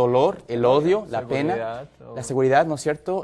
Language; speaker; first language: Spanish; native; Spanish